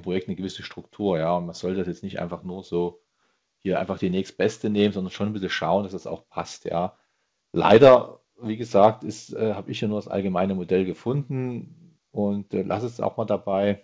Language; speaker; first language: German; native; German